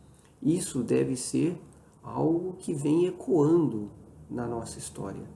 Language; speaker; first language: Portuguese; native; Portuguese